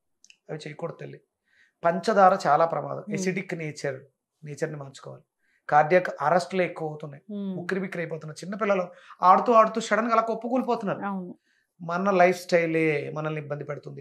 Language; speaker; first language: Telugu; native; Telugu